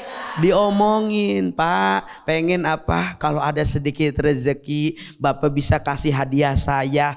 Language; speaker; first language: Indonesian; native; Indonesian